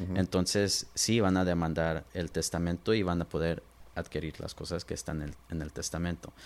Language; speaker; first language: Spanish; early bilingual, heritage; Spanish